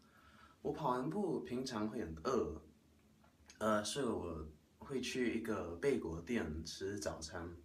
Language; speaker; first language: Chinese; non-native, learner; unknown